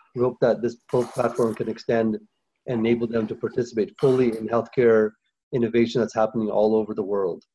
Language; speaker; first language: English; early bilingual, other home language; Hindi